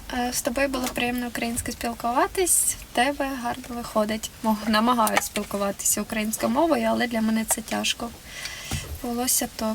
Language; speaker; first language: Ukrainian; non-native, local second language; Russian